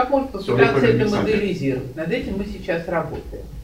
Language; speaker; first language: Russian; native; Russian